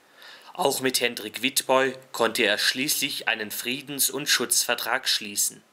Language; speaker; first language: German; native; German